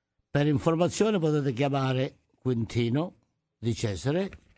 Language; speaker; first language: Italian; native; Italian